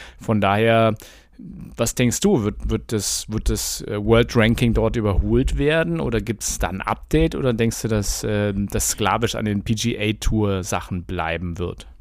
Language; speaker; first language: German; native; German